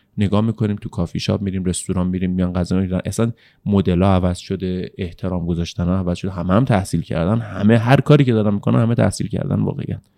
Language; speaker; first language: Persian; native; Persian